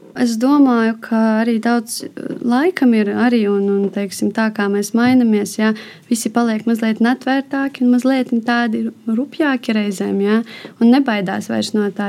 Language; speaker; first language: Latvian; non-native, local second language; Russian